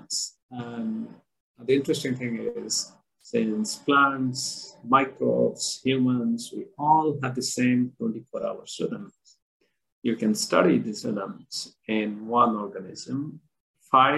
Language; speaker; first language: English; non-native, local second language; Odia